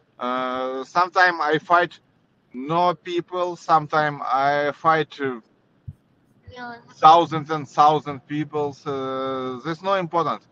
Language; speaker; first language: English; non-native, learner; Russian